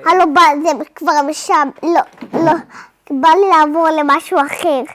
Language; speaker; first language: Hebrew; early bilingual, other home language; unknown